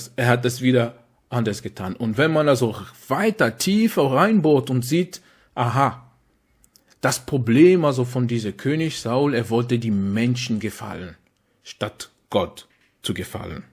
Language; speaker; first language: German; non-native, fluent; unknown